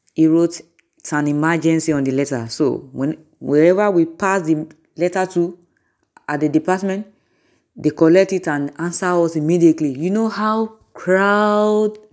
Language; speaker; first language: English; non-native, local second language; Yoruba